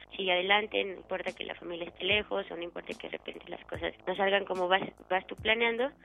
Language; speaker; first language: Spanish; native; Spanish